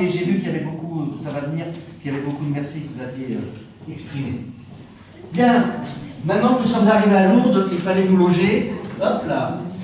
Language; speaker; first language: French; native; French